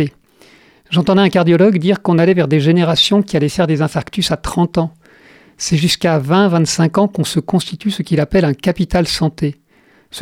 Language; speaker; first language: French; native; French